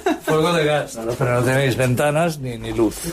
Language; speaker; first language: Spanish; native; Spanish